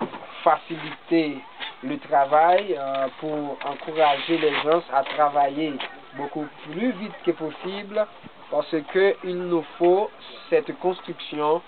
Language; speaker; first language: French; non-native, local second language; Haitian Creole